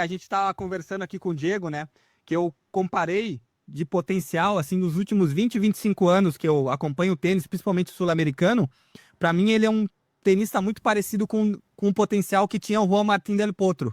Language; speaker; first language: Portuguese; native; Portuguese